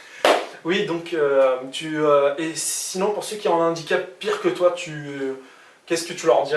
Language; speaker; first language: French; native; French